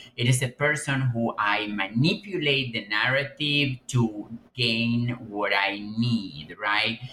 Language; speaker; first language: English; non-native, fluent; Spanish